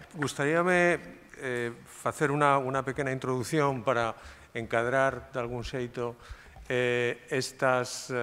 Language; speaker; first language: Spanish; non-native, local second language; Galician